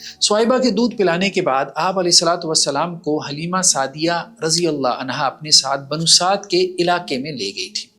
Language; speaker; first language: Urdu; native; Urdu